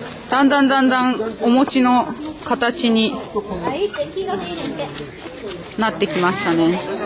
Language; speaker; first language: Japanese; native; Japanese